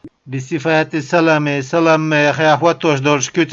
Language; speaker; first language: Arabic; non-native, fluent; Chechen